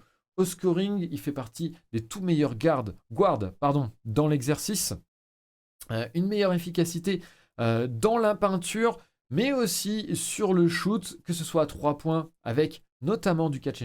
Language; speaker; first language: French; native; French